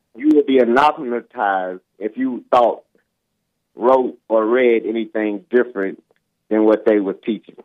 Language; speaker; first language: English; native; English